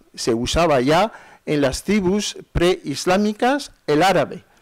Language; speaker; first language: Spanish; non-native, fluent; French